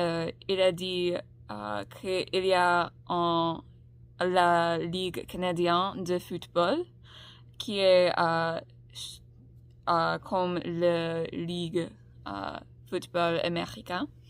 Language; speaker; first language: French; non-native, learner; English